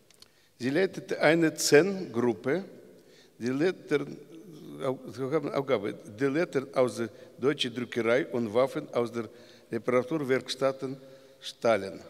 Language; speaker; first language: German; non-native, learner; Russian